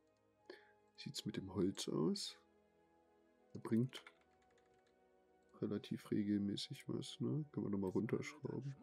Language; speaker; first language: German; native; German